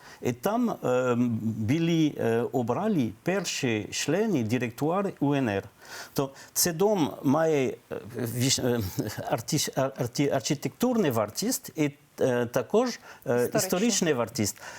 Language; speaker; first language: Ukrainian; non-native, learner; French